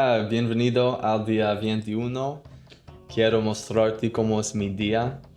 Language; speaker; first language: Spanish; non-native, learner; English